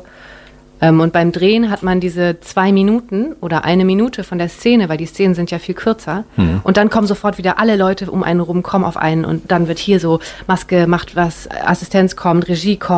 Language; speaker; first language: German; native; German